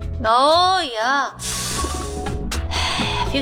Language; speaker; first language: English; non-native, learner; Korean